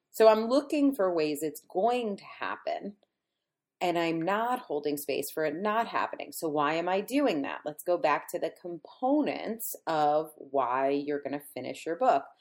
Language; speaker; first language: English; native; English